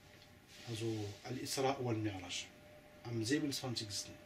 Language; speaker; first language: German; non-native, fluent; Arabic